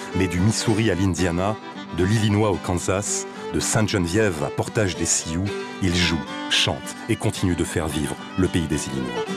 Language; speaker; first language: French; native; French